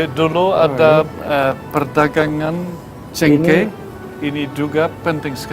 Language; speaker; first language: Indonesian; non-native, fluent; Dutch